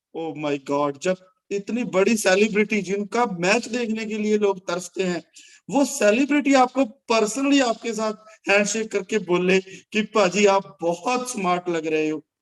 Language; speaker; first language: Hindi; non-native, local second language; Punjabi